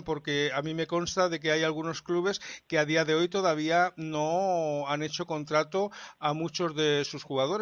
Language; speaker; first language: Spanish; native; Spanish